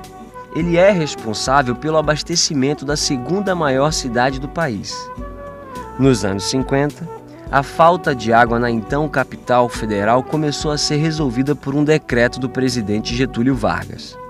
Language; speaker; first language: Portuguese; native; Portuguese